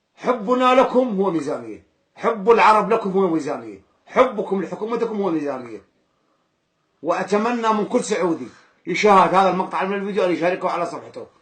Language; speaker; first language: Arabic; native; Arabic